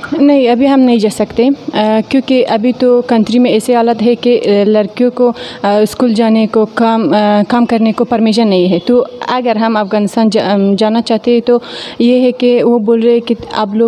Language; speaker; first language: Hindi; non-native, fluent; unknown